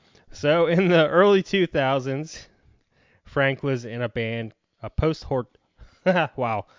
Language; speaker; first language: English; native; English